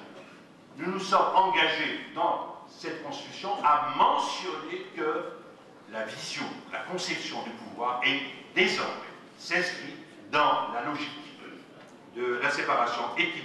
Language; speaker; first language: French; non-native, local second language; Arabic